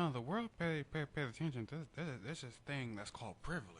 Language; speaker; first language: English; native; English